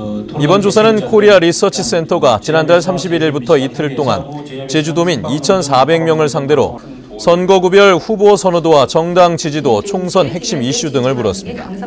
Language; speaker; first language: Korean; native; Korean